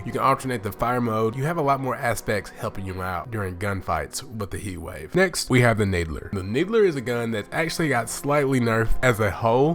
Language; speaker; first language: English; native; English